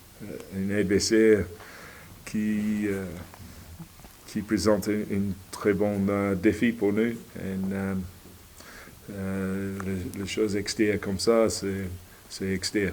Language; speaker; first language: French; non-native, learner; English